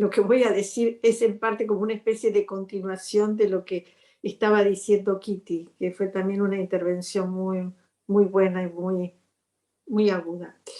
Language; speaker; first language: Spanish; native; Spanish